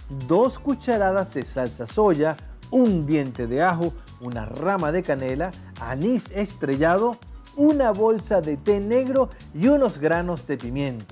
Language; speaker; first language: Spanish; native; Spanish